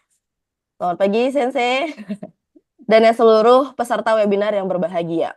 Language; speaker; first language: Indonesian; native; Indonesian